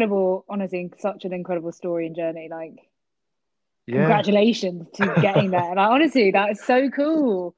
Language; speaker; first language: English; native; English